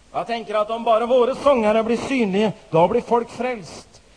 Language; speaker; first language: Swedish; non-native, fluent; Norwegian